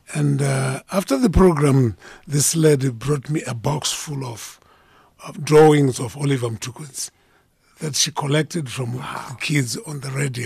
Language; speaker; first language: English; non-native, local second language; Shona